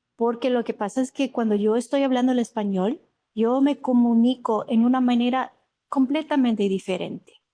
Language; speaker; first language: Spanish; early bilingual, other home language; English